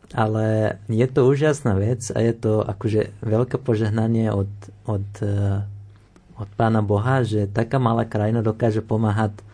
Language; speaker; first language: Slovak; non-native, fluent; Arabic